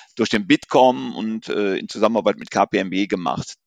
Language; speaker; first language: German; native; German